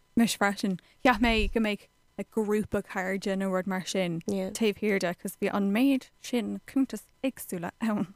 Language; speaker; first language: Irish; non-native, local second language; English